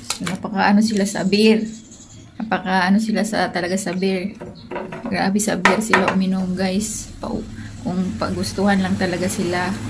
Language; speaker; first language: Filipino; native; Filipino